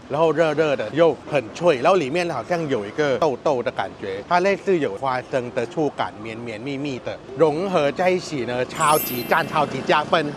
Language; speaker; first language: Chinese; non-native, fluent; Thai